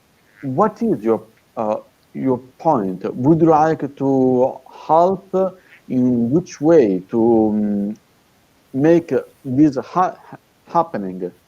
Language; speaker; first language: English; non-native, fluent; Italian